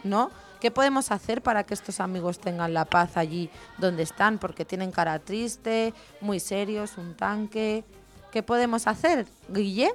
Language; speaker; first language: Spanish; native; Spanish